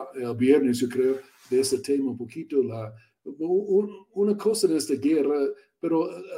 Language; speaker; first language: Spanish; non-native, learner; English